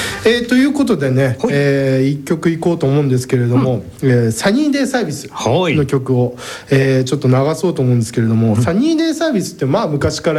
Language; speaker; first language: Japanese; native; Japanese